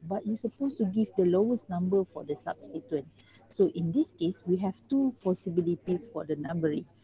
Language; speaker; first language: English; non-native, local second language; Malay